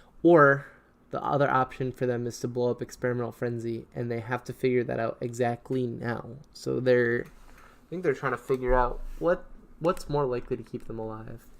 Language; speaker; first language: English; native; English